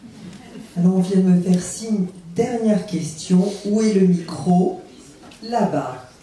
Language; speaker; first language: French; native; French